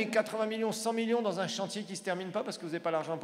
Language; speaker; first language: French; native; French